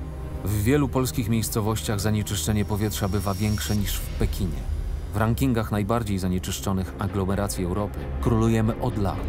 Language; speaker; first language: Polish; native; Polish